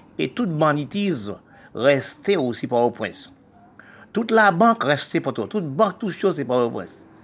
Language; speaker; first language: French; non-native, local second language; Haitian Creole